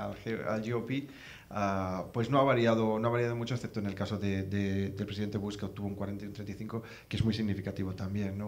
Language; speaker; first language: Spanish; native; Spanish